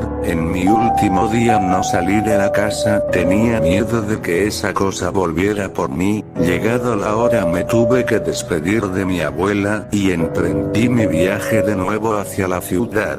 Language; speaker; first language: Spanish; native; Spanish